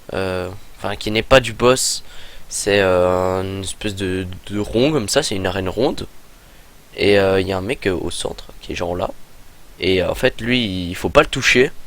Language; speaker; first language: French; native; French